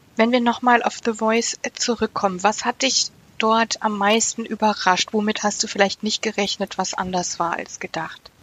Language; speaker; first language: German; native; German